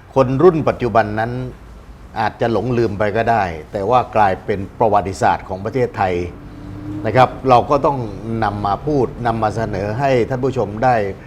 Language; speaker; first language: Thai; native; Thai